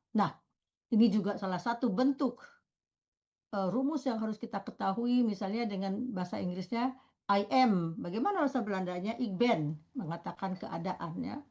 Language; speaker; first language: Indonesian; native; Indonesian